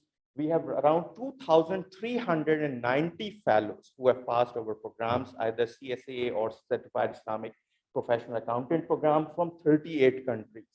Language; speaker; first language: English; non-native, local second language; Urdu